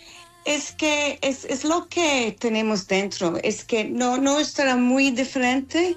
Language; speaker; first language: Spanish; non-native, fluent; English